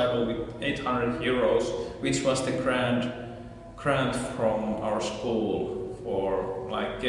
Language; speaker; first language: English; non-native, fluent; Finnish